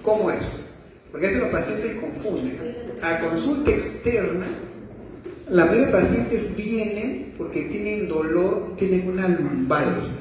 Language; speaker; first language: Spanish; native; Spanish